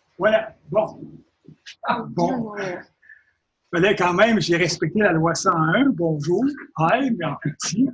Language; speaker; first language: French; native; French